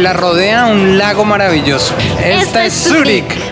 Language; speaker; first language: Spanish; native; Spanish